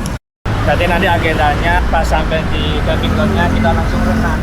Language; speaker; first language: Indonesian; native; Indonesian